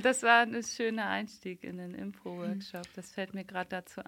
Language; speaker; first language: German; native; German